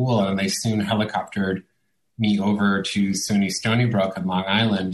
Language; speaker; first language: English; early bilingual, other home language; Italian